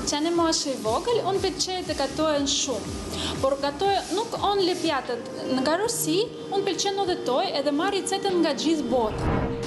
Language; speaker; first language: Albanian; non-native, learner; Russian